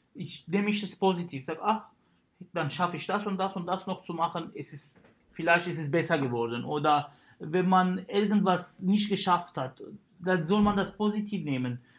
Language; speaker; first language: German; non-native, fluent; Arabic